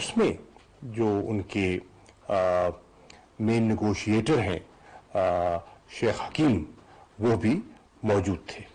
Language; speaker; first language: Urdu; native; Urdu